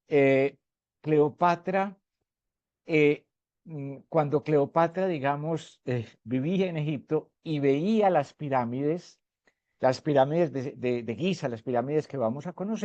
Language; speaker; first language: Spanish; native; Spanish